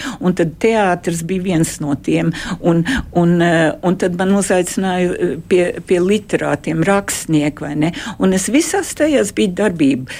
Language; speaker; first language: Latvian; early bilingual, heritage; Latvian